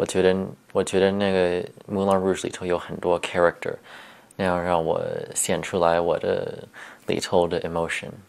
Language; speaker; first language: Chinese; early bilingual, heritage; Chinese